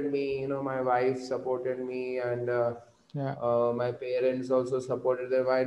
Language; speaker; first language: English; non-native, local second language; Marathi